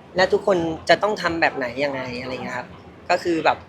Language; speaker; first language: Thai; native; Thai